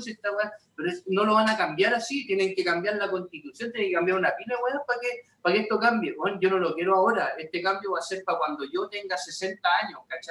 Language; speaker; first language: Spanish; native; Spanish